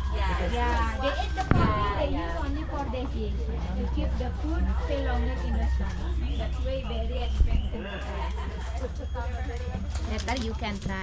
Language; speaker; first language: English; non-native, learner; Balinese